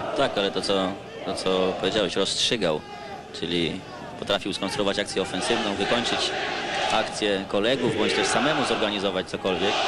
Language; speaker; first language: Polish; native; Polish